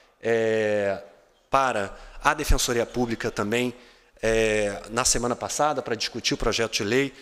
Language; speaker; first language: Portuguese; native; Portuguese